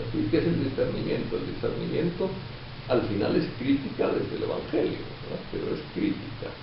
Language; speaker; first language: Spanish; native; Spanish